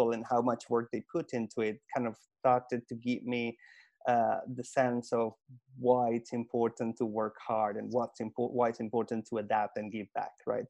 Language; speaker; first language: English; non-native, fluent; Spanish